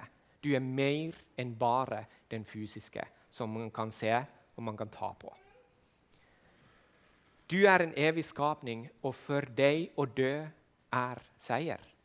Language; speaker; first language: Swedish; non-native, local second language; Finnish